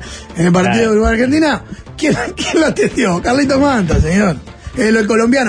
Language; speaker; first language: Spanish; native; Spanish